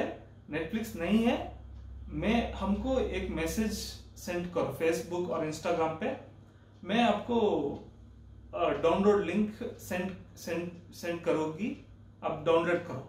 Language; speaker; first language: Hindi; non-native, local second language; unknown